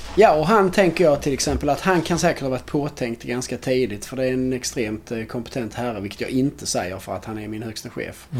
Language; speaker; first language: Swedish; native; Swedish